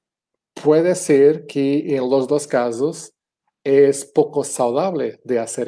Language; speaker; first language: Spanish; non-native, fluent; Portuguese